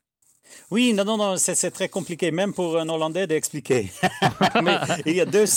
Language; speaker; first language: French; non-native, fluent; Dutch